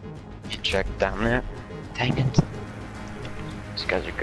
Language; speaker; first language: English; native; English